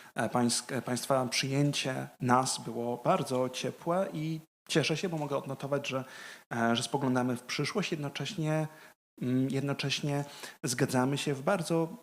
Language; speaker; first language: Polish; native; Polish